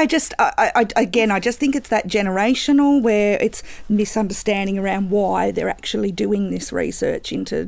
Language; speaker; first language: English; native; English